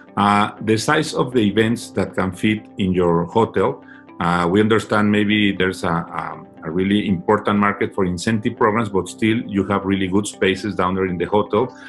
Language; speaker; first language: English; non-native, fluent; Spanish